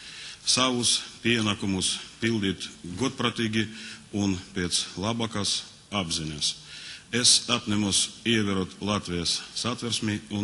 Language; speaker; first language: Latvian; non-native, local second language; Russian